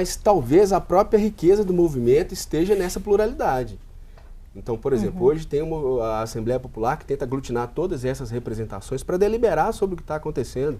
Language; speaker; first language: Portuguese; native; Portuguese